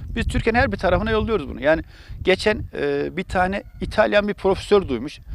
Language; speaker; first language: Turkish; native; Turkish